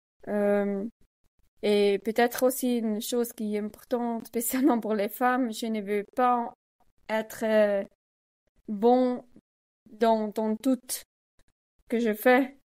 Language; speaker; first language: French; non-native, learner; Swiss German